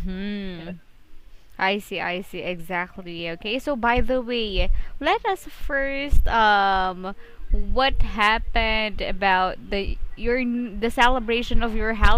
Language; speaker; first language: English; non-native, fluent; Filipino